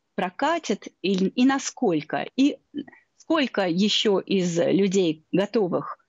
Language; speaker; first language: Russian; native; Russian